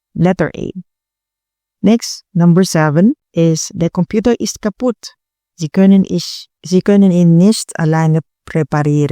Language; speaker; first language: German; non-native, learner; Filipino